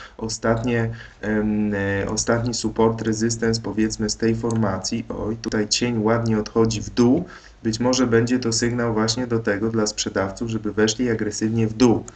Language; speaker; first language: Polish; native; Polish